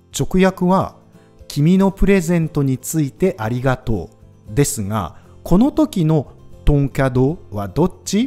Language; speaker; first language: Japanese; native; Japanese